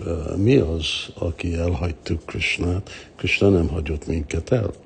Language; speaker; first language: Hungarian; early bilingual, heritage; Hungarian